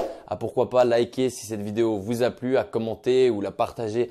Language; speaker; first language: French; native; French